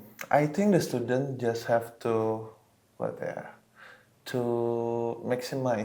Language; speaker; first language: English; non-native, local second language; Indonesian